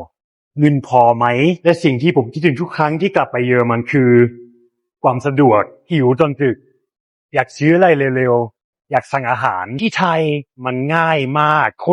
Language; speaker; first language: Thai; non-native, fluent; German